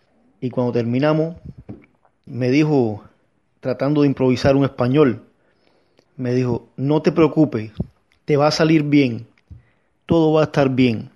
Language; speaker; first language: Spanish; native; Spanish